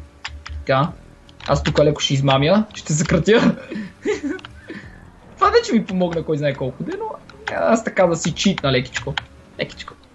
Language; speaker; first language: Bulgarian; native; Bulgarian